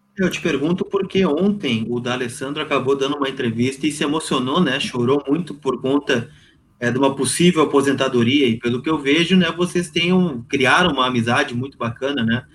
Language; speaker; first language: Portuguese; native; Portuguese